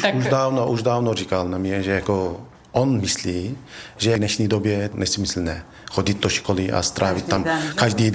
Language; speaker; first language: Czech; non-native, fluent; Turkish